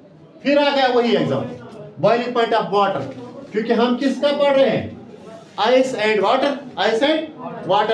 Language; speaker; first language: Hindi; non-native, local second language; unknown